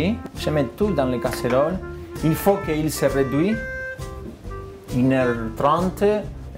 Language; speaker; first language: French; non-native, fluent; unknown